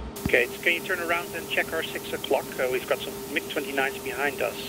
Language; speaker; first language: English; non-native, fluent; Dutch